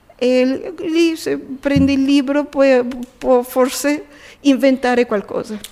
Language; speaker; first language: Italian; early bilingual, heritage; Spanish